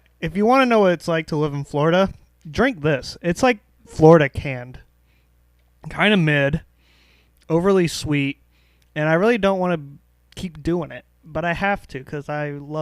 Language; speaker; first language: English; native; English